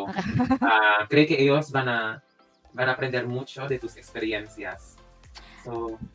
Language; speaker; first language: Spanish; non-native, fluent; Filipino